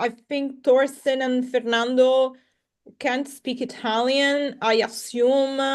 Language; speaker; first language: English; non-native, fluent; Italian